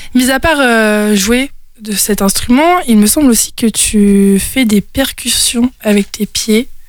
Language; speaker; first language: French; native; French